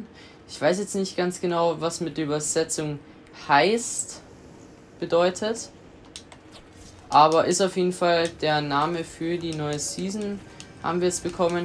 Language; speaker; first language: German; native; German